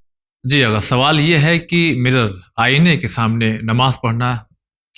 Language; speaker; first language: Urdu; native; Urdu